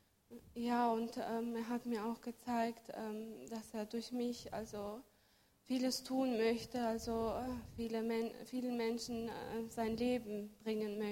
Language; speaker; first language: German; early bilingual, other home language; Russian